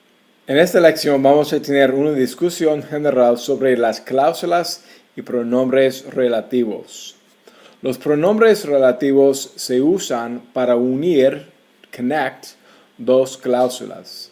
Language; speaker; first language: Spanish; non-native, fluent; English